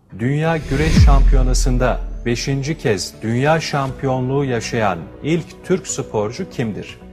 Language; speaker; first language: Turkish; native; Turkish